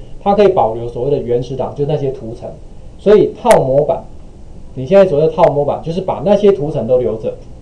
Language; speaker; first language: Chinese; native; Chinese